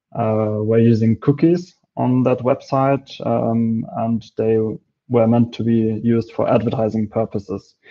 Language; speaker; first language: English; non-native, fluent; Polish